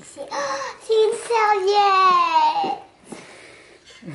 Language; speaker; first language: French; early bilingual, heritage; French